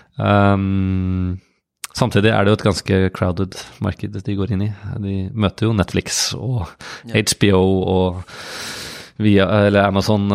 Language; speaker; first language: Norwegian; native; Norwegian